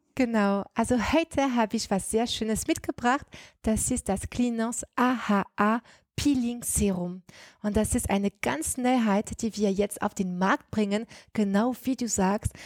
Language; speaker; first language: German; non-native, fluent; French